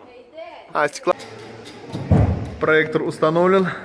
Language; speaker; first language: Russian; non-native, local second language; Tatar